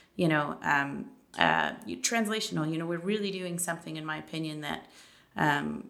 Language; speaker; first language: English; native; English